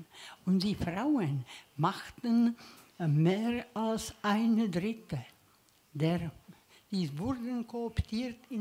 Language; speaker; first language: German; non-native, learner; Czech